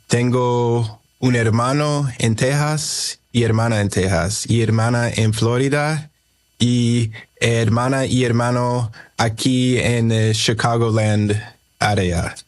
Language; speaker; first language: Spanish; early bilingual, heritage; English